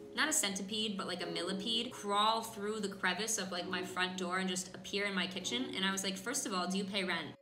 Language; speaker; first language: English; native; English